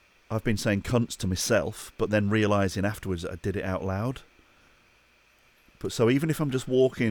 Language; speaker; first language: English; native; English